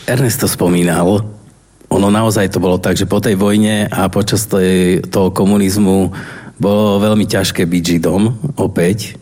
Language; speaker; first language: Slovak; native; Slovak